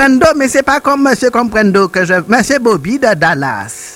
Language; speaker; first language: French; non-native, local second language; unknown